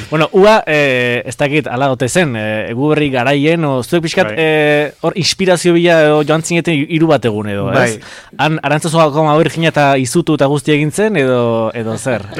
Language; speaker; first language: Basque; native; Basque